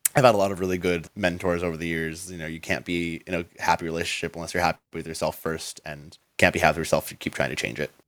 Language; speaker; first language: English; native; English